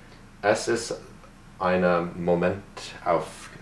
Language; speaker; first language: German; non-native, learner; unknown